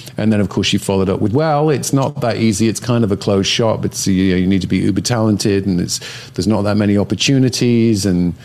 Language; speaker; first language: English; native; English